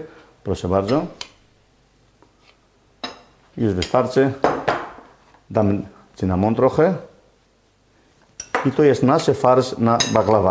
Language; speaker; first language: Polish; non-native, fluent; Greek